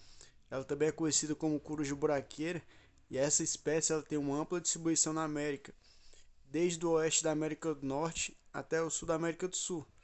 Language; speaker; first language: Portuguese; native; Portuguese